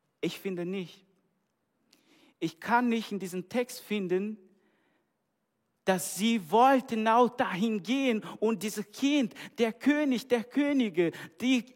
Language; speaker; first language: German; non-native, fluent; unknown